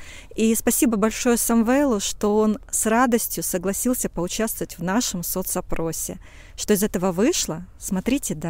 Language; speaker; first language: Russian; native; Russian